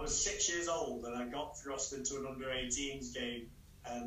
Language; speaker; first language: English; native; English